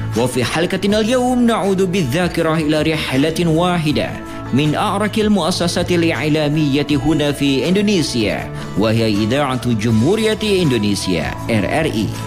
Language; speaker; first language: Arabic; non-native, fluent; Indonesian